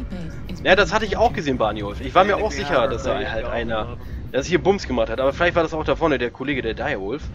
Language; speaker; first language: German; native; German